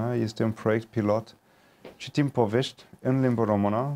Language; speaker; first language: Romanian; non-native, fluent; English